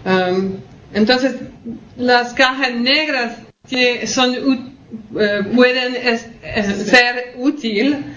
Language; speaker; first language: Spanish; non-native, fluent; French